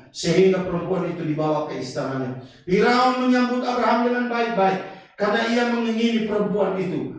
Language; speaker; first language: Indonesian; non-native, local second language; Batak Toba